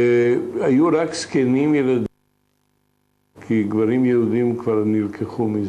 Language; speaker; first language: Hebrew; non-native, fluent; Hungarian